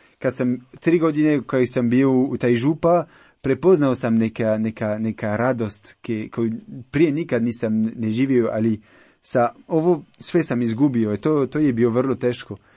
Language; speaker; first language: Croatian; non-native, learner; French